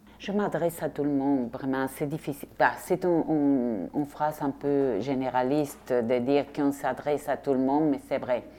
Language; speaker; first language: French; non-native, fluent; Spanish